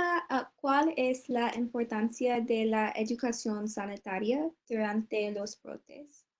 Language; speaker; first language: Spanish; non-native, learner; English